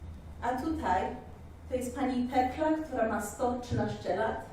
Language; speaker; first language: Polish; early bilingual, heritage; Polish